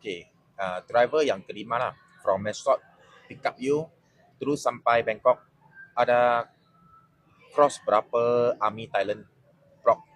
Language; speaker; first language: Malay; non-native, local second language; Chinese